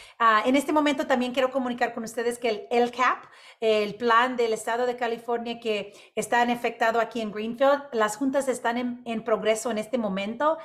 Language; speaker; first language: Spanish; non-native, local second language; English